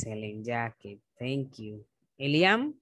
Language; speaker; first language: English; non-native, fluent; Spanish